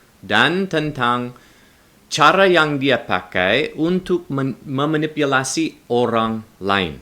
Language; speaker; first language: Indonesian; non-native, learner; English